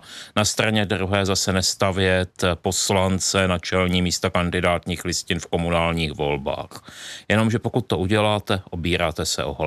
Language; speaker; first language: Czech; native; Czech